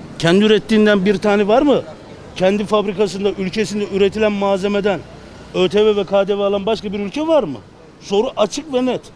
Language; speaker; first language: Turkish; native; Turkish